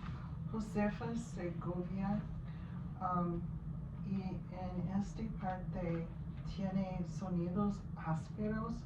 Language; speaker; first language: Spanish; non-native, learner; English